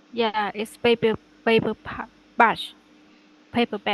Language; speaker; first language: English; non-native, learner; Vietnamese